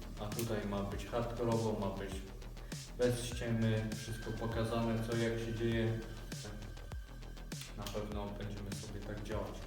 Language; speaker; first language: Polish; native; Polish